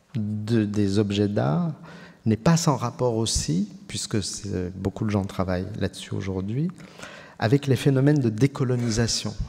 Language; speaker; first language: French; native; French